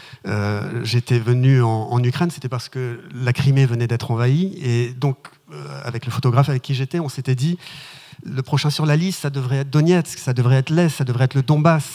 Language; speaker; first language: French; native; French